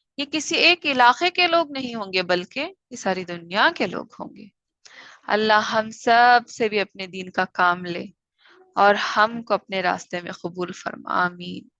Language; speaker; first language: Urdu; native; Urdu